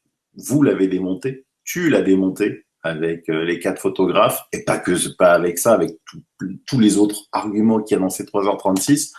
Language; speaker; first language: French; native; French